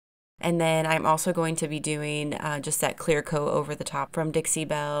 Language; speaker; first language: English; native; English